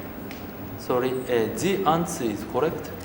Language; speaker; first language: English; non-native, learner; Japanese